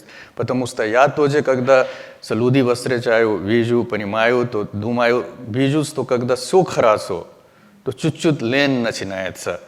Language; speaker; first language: Russian; non-native, learner; Hindi